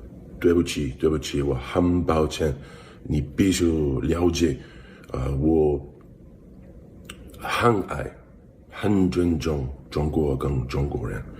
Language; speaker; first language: Chinese; non-native, learner; English